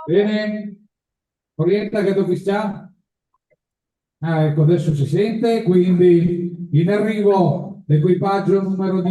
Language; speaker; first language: Italian; native; Italian